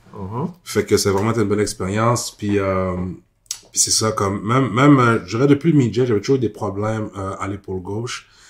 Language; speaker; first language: French; native; French